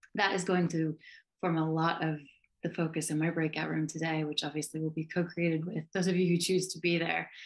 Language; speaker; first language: English; native; English